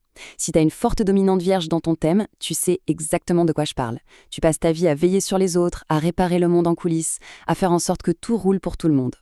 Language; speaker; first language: French; native; French